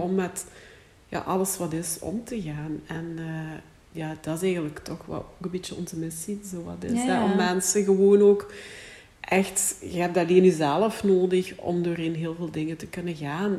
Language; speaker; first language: Dutch; native; Dutch